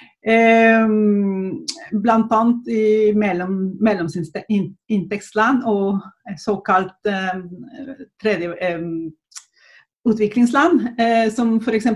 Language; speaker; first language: Norwegian; non-native, fluent; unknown